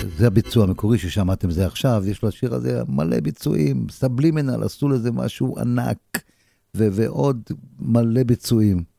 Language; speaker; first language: Hebrew; native; Hebrew